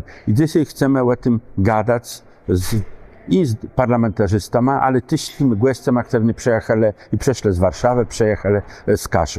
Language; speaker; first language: Polish; non-native, local second language; Kashubian